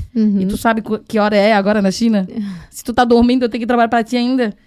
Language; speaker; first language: Portuguese; non-native, fluent; Chinese